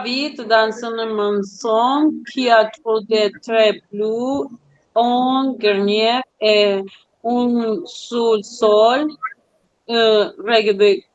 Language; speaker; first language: French; non-native, learner; Spanish